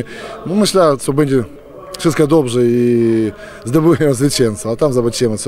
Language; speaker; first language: Polish; non-native, learner; Ukrainian